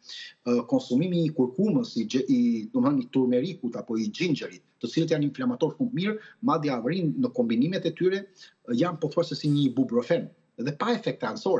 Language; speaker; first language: Albanian; native; Albanian